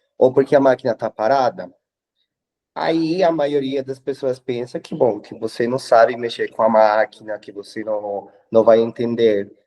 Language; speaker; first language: Portuguese; non-native, fluent; Spanish